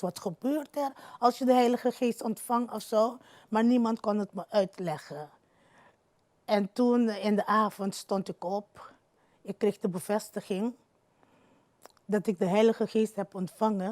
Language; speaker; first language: Dutch; non-native, local second language; Papiamento